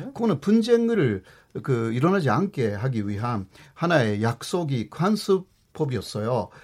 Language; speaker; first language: Korean; non-native, fluent; Japanese